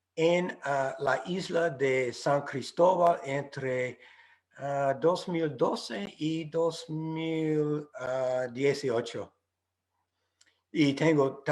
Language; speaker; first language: Spanish; non-native, fluent; English